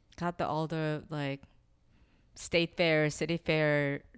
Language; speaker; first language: English; non-native, fluent; Korean